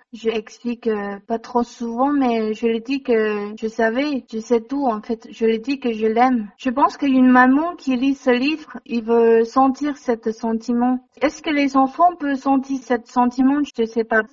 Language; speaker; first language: French; non-native, fluent; Chinese